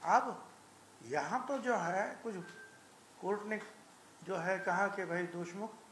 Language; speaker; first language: Hindi; non-native, local second language; Marathi